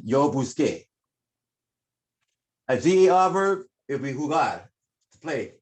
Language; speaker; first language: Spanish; non-native, learner; English